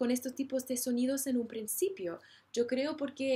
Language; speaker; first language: Spanish; non-native, fluent; English